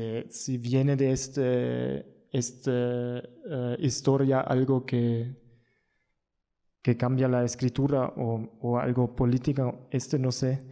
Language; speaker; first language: Spanish; non-native, learner; German